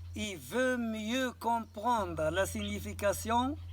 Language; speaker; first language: French; non-native, local second language; Arabic